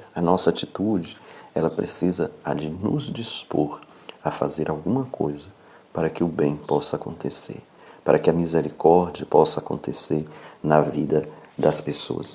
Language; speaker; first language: Portuguese; native; Portuguese